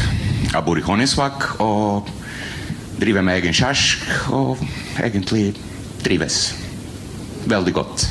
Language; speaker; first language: Norwegian; non-native, fluent; Croatian